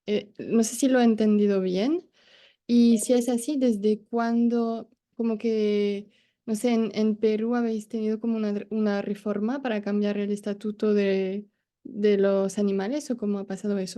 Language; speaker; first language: Spanish; non-native, fluent; French